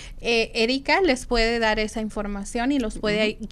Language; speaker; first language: Spanish; native; Spanish